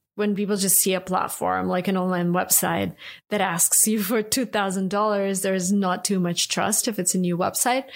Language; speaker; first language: English; non-native, fluent; Russian